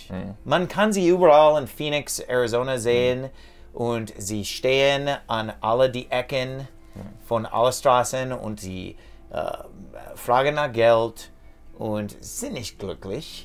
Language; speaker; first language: German; non-native, fluent; English